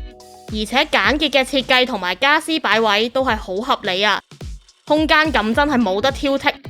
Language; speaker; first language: Cantonese; native; Cantonese